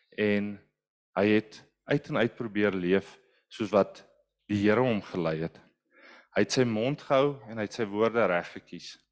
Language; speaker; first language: Afrikaans; non-native, local second language; English